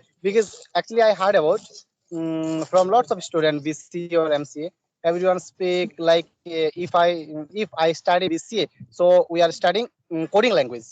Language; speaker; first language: English; non-native, learner; Bangla